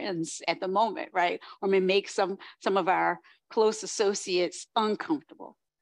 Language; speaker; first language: English; native; English